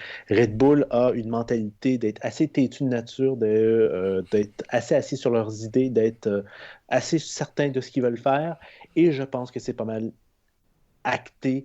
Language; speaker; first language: French; native; French